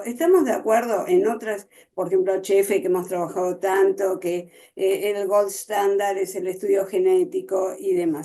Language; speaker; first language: Spanish; native; Spanish